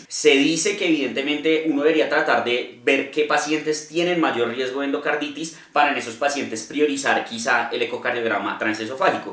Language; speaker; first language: Spanish; native; Spanish